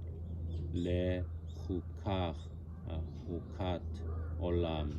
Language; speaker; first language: Hebrew; non-native, learner; Japanese